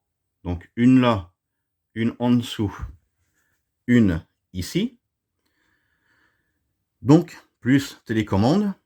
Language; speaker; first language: French; native; French